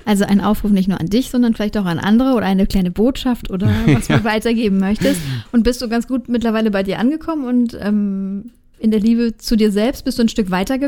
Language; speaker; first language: German; native; German